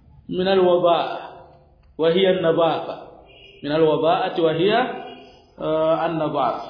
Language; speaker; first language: Arabic; non-native, fluent; Swahili